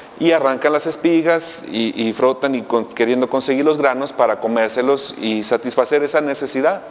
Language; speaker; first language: Spanish; native; Spanish